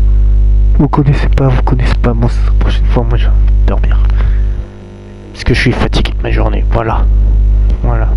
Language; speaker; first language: French; native; French